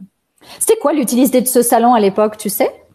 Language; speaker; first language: French; native; French